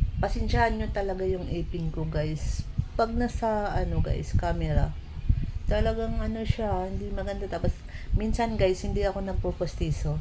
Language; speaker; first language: Filipino; non-native, local second language; Cebuano